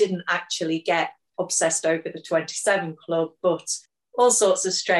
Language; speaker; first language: English; native; English